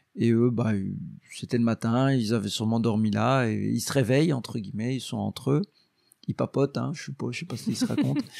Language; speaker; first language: French; native; French